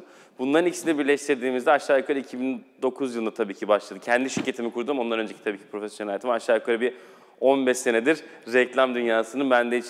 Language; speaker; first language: Turkish; native; Turkish